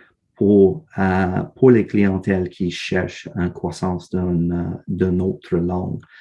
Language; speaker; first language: French; non-native, learner; English